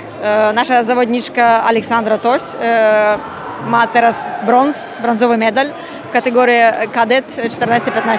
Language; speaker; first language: Polish; non-native, learner; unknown